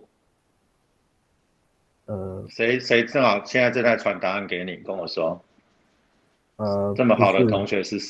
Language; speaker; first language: Chinese; native; Chinese